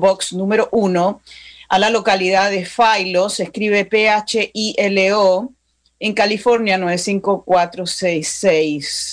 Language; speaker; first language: Spanish; native; Spanish